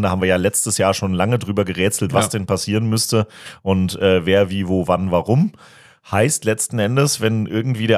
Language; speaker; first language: German; native; German